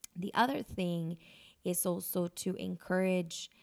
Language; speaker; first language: English; non-native, fluent; Spanish